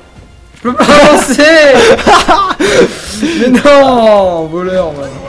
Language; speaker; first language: French; native; French